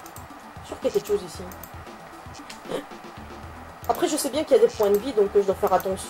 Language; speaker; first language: French; native; French